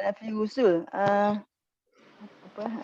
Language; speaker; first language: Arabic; non-native, learner; Malay